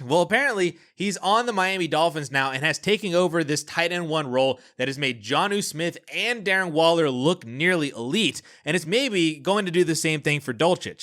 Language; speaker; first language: English; native; English